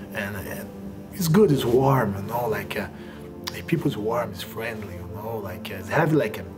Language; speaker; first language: English; non-native, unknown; Portuguese